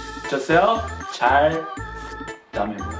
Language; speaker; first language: Korean; non-native, fluent; English